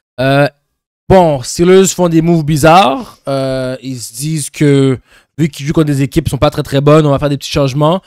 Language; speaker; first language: French; native; French